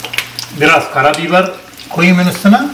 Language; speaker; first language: Turkish; non-native, learner; Arabic